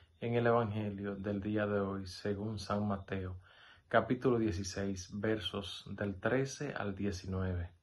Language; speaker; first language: Spanish; native; Spanish